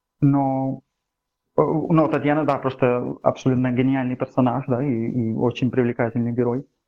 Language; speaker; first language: Russian; non-native, fluent; Catalan